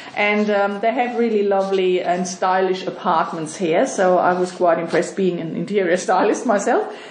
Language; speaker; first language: English; non-native, fluent; German